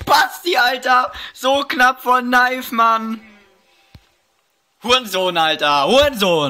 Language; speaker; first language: German; native; German